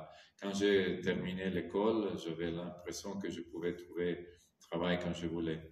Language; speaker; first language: French; non-native, fluent; Italian